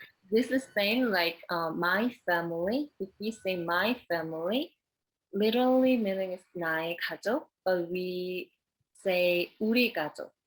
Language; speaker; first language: English; non-native, fluent; Korean